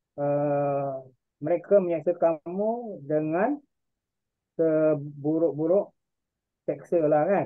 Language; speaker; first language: Malay; native; Malay